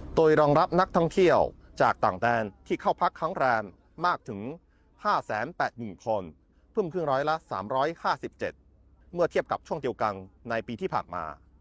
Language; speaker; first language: Thai; non-native, fluent; Chinese